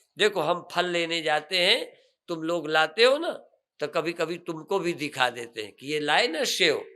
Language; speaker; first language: Hindi; native; Hindi